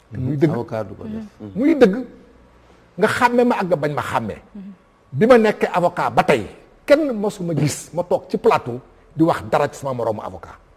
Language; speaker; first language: Wolof; non-native, local second language; Fula